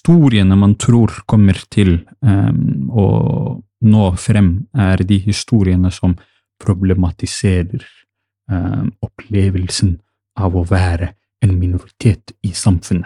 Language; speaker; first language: Norwegian; non-native, fluent; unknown